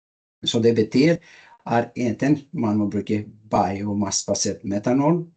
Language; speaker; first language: Norwegian; non-native, learner; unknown